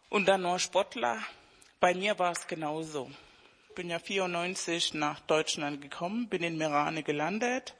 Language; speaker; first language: German; non-native, fluent; Spanish